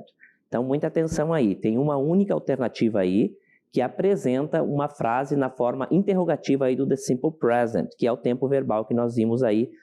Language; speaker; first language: Portuguese; native; Portuguese